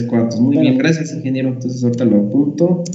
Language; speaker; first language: Spanish; native; Spanish